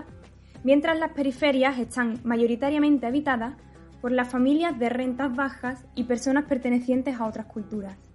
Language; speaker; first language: Spanish; native; Spanish